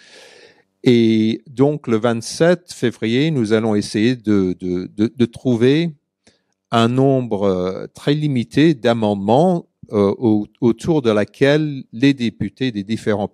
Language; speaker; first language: French; early bilingual, other home language; English